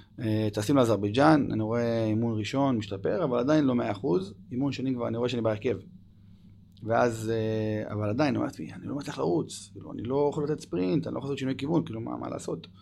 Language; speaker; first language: Hebrew; early bilingual, other home language; English